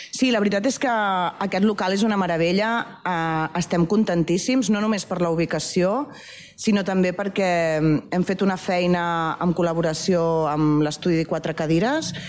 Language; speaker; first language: Catalan; native; Catalan